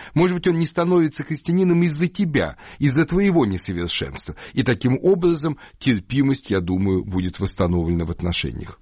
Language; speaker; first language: Russian; native; Russian